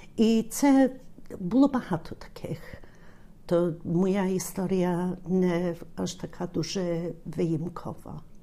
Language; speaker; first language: Ukrainian; early bilingual, heritage; Ukrainian